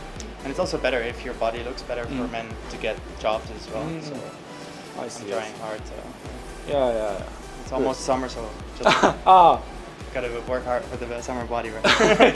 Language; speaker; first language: English; non-native, fluent; Dutch